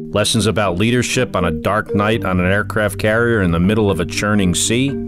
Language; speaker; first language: English; native; English